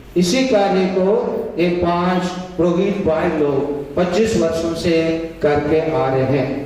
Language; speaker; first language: Hindi; non-native, local second language; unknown